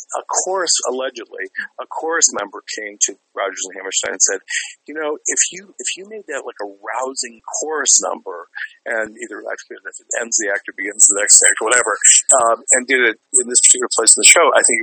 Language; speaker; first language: English; native; English